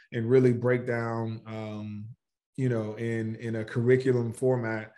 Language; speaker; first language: English; native; English